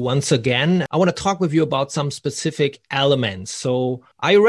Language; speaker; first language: English; non-native, fluent; German